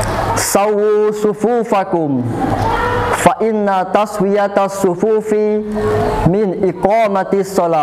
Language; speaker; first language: Arabic; non-native, learner; Indonesian